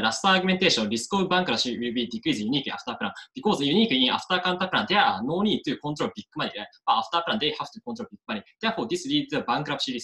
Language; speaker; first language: English; non-native, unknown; Japanese